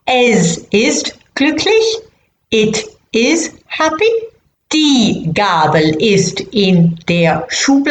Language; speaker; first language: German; non-native, fluent; English